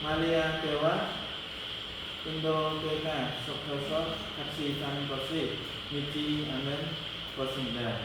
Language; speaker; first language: Korean; non-native, learner; Khmer